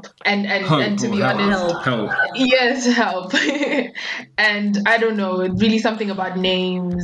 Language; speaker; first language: English; non-native, local second language; Swati